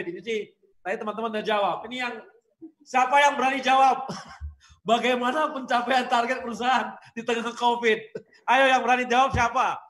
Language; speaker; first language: Indonesian; native; Indonesian